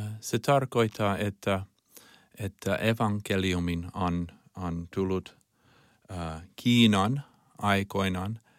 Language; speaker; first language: Finnish; non-native, learner; Chinese